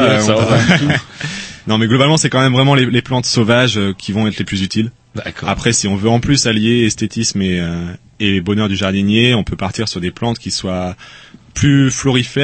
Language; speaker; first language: French; native; French